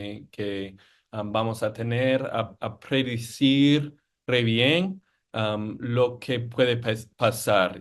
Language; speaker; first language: Spanish; non-native, fluent; English